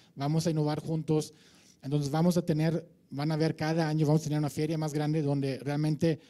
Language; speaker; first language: Spanish; non-native, fluent; German